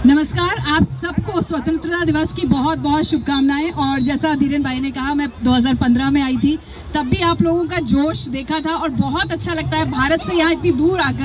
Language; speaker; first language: Hindi; native; Hindi